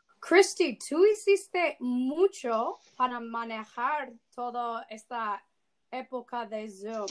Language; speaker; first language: Spanish; non-native, fluent; English